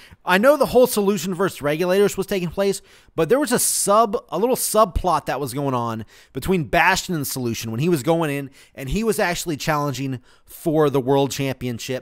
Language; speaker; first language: English; native; English